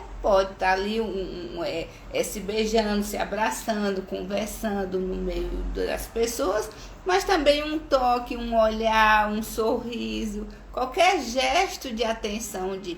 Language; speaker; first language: Portuguese; native; Portuguese